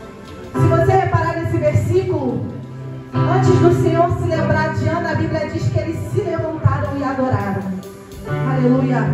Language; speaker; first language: Portuguese; native; Portuguese